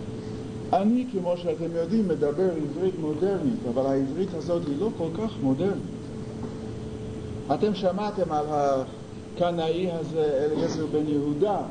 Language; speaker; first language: Hebrew; non-native, fluent; English